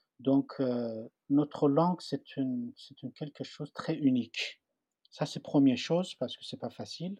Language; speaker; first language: French; non-native, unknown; Persian